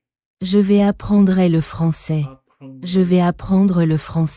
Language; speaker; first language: French; non-native, learner; Portuguese